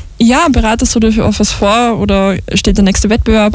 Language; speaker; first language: German; native; German